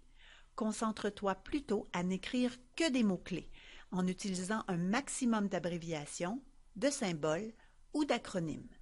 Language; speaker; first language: French; native; French